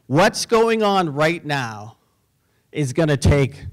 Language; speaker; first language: English; native; English